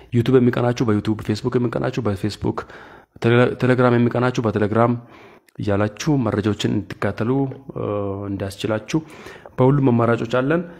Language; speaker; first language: Amharic; non-native, local second language; Hadiyya